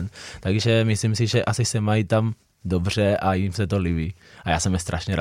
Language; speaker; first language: Czech; non-native, fluent; Spanish